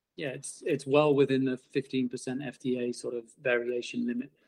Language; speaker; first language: English; native; English